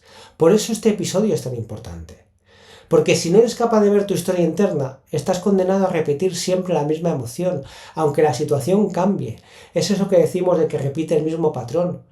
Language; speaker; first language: Spanish; native; Spanish